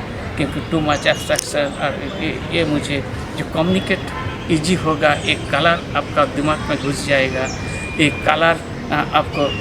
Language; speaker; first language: Hindi; non-native, local second language; Bangla